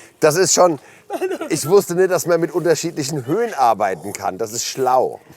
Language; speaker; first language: German; native; German